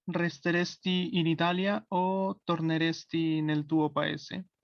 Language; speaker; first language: Italian; non-native, learner; Spanish